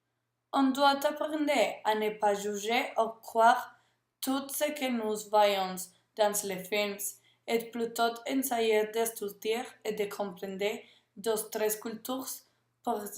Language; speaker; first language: French; non-native, learner; Spanish